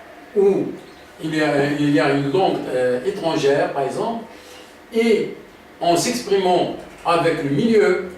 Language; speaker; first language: French; non-native, local second language; Arabic